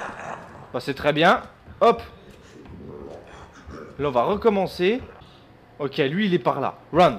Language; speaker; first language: French; native; French